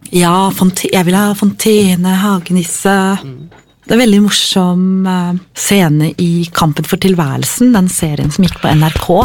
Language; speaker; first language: Norwegian; native; Norwegian